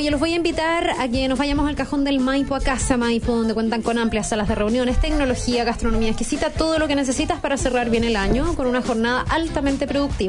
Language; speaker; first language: Spanish; native; Spanish